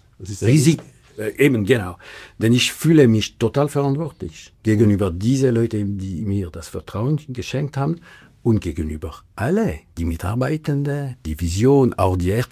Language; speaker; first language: German; non-native, local second language; French